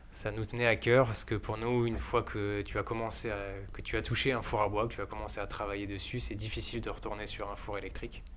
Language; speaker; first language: French; native; French